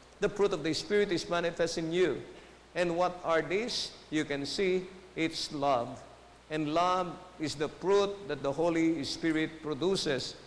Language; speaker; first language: English; non-native, local second language; Filipino